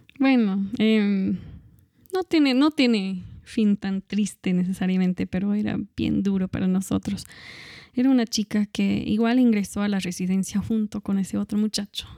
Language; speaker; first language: Spanish; non-native, fluent; English